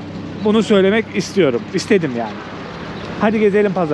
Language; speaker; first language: Turkish; native; Turkish